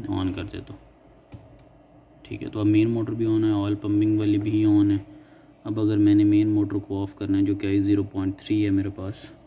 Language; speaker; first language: Urdu; native; Urdu